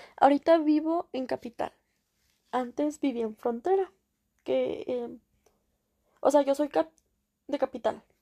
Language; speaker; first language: Spanish; early bilingual, heritage; Spanish